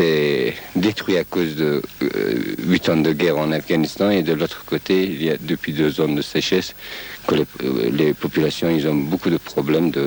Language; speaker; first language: French; non-native, fluent; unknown